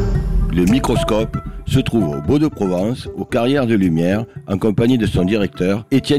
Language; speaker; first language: French; native; French